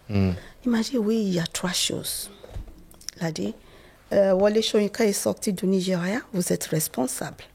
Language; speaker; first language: French; non-native, fluent; Yoruba